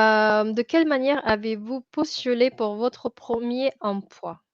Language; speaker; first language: French; non-native, fluent; Filipino